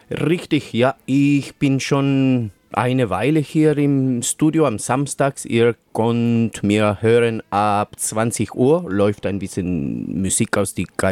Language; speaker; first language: German; non-native, fluent; Spanish